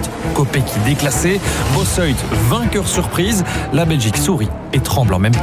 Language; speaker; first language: French; native; French